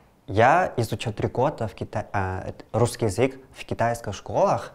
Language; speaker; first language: Russian; non-native, learner; Chinese